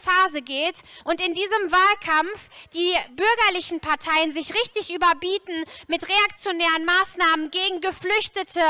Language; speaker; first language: German; native; German